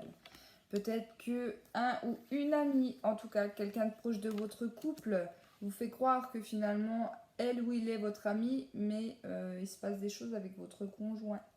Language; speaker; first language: French; native; French